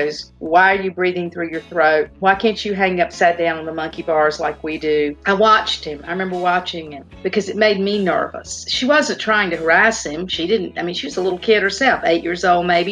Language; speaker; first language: English; native; English